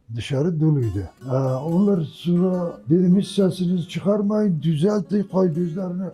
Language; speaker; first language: Turkish; non-native, local second language; Kurdish